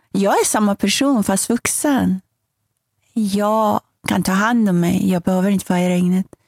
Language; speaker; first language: Swedish; non-native, fluent; Persian